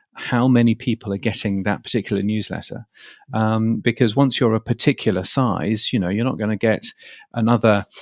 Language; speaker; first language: English; native; English